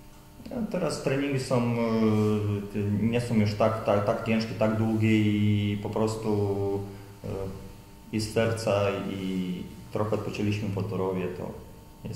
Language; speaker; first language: Polish; non-native, fluent; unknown